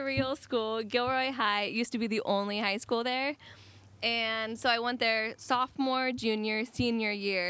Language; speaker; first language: English; native; English